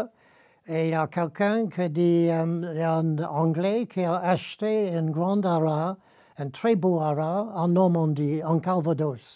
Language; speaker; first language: French; non-native, fluent; English